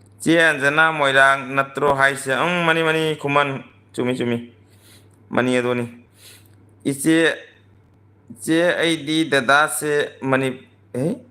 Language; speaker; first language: Manipuri; native; Manipuri